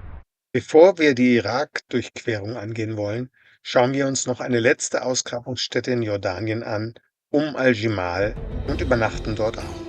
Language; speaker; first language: German; native; German